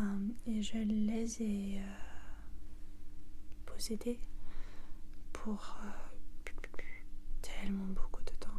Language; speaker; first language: French; non-native, learner; English